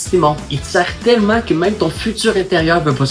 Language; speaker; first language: French; native; French